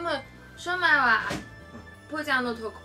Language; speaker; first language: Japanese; non-native, learner; Chinese